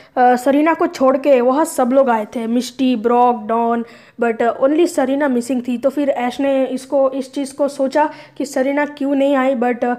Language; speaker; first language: Hindi; native; Hindi